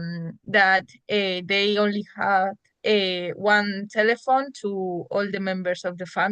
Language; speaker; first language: English; non-native, learner; Spanish